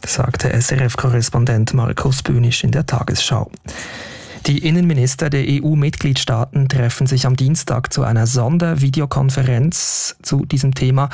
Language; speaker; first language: German; native; German